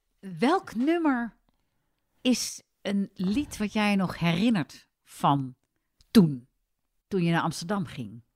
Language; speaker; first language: Dutch; native; Dutch